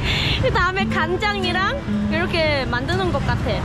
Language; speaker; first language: Korean; non-native, learner; Vietnamese